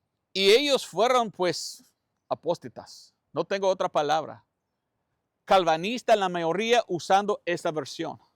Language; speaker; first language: Spanish; non-native, fluent; English